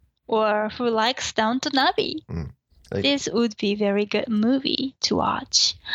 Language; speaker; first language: English; non-native, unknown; Japanese